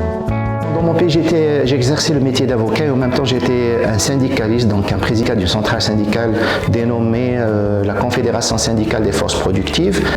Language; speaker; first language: French; non-native, local second language; Arabic